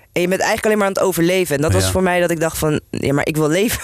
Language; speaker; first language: Dutch; native; Dutch